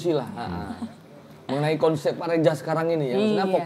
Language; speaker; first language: Indonesian; native; Indonesian